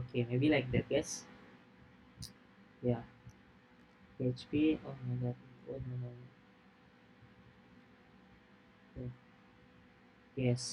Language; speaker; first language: English; non-native, learner; Indonesian